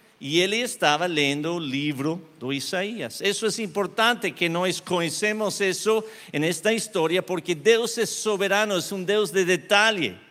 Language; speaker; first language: Portuguese; non-native, learner; Spanish